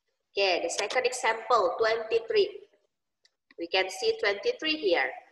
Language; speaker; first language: English; non-native, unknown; Indonesian